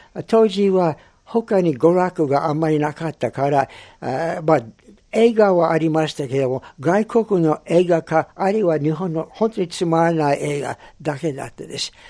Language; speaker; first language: Japanese; non-native, fluent; English